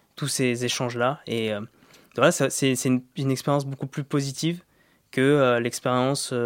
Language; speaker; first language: French; native; French